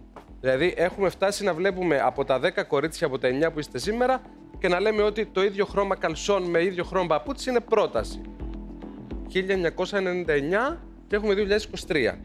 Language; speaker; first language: Greek; native; Greek